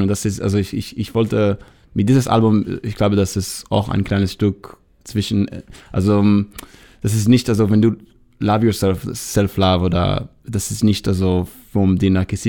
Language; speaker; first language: German; non-native, learner; Hebrew